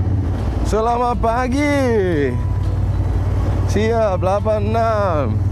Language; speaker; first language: Indonesian; non-native, learner; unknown